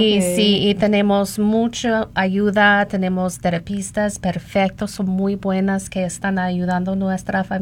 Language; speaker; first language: Spanish; non-native, learner; English